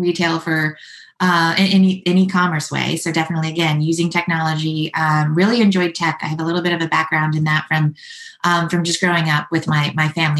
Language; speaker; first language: English; native; English